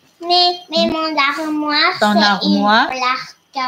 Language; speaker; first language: French; non-native, learner; Thai